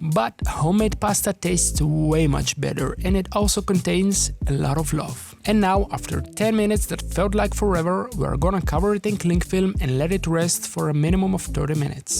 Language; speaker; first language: English; non-native, fluent; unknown